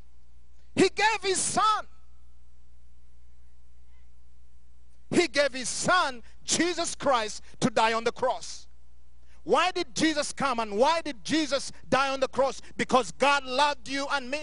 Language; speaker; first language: English; non-native, local second language; Ganda